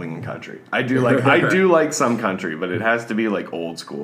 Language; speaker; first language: English; native; English